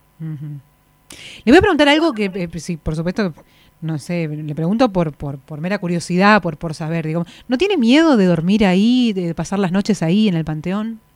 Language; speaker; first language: Spanish; native; Spanish